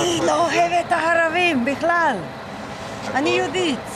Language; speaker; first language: Hebrew; non-native, learner; English